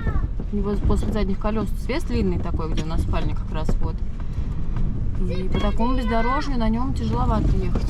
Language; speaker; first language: Russian; native; Russian